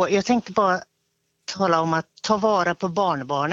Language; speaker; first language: Swedish; native; Swedish